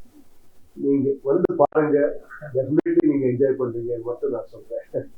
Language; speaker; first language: Tamil; non-native, learner; Kannada